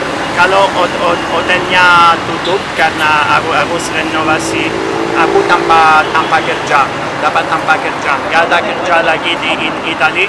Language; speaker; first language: Indonesian; non-native, learner; Italian